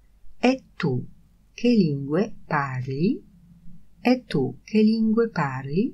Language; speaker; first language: Italian; non-native, fluent; Polish